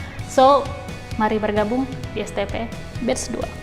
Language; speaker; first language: Indonesian; native; Indonesian